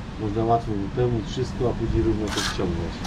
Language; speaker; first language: Polish; native; Polish